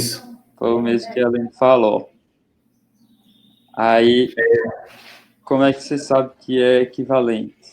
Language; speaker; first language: Portuguese; native; Portuguese